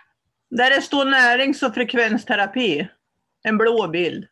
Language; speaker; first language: Swedish; native; Swedish